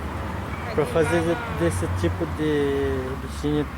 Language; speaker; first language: Portuguese; non-native, local second language; Guarani